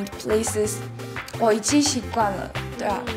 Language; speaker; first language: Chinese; non-native, learner; Mongolian